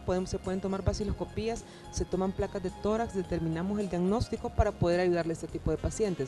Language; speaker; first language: Spanish; native; Spanish